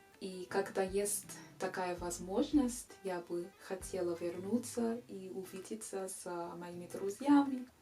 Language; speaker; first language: Russian; non-native, fluent; English